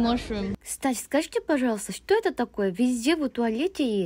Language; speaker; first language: Russian; non-native, learner; Korean